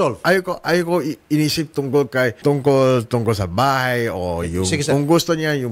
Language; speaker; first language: Filipino; non-native, learner; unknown